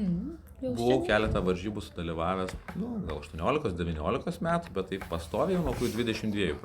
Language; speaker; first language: Lithuanian; native; Lithuanian